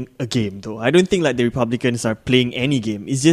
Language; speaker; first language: English; non-native, local second language; Malay